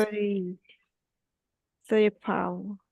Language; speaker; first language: English; non-native, learner; Vietnamese